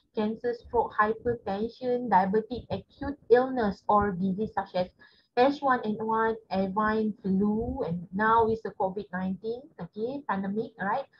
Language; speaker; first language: English; non-native, local second language; Malay